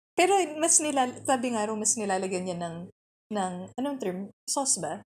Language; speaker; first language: Filipino; native; Filipino